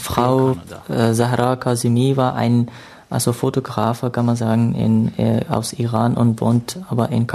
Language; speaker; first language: German; non-native, learner; Persian